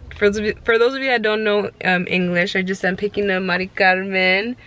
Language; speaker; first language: English; early bilingual, other home language; Spanish